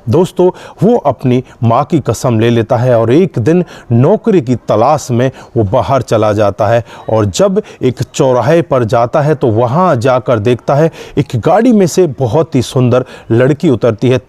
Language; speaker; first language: Hindi; native; Hindi